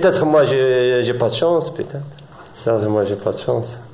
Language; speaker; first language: French; non-native, learner; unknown